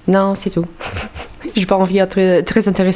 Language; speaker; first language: French; non-native, fluent; Romanian